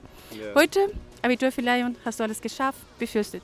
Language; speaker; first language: German; non-native, learner; Spanish